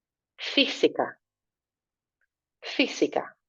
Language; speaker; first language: Spanish; non-native, fluent; English